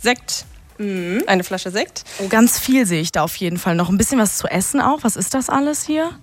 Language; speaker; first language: German; native; German